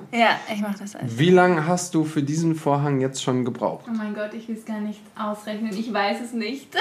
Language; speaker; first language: German; early bilingual, heritage; French